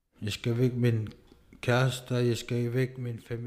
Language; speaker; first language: Danish; non-native, local second language; Kalaallisut